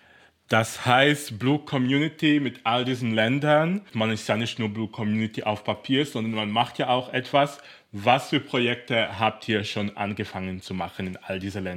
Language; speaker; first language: German; native; German